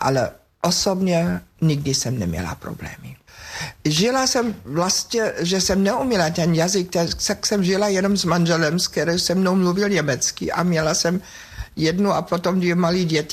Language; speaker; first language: Czech; non-native, fluent; German